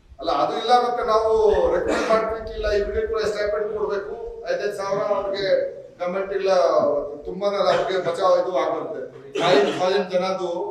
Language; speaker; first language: Kannada; non-native, fluent; Hindi